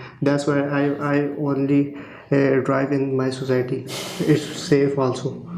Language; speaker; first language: English; non-native, learner; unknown